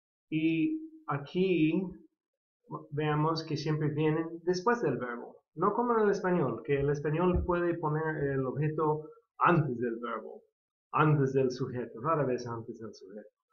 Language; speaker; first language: Spanish; non-native, fluent; English